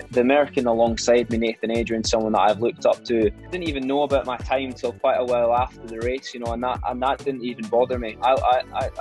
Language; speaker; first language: English; native; English